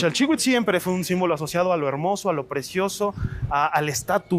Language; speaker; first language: Spanish; native; Spanish